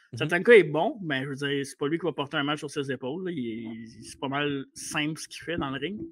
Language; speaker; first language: French; native; French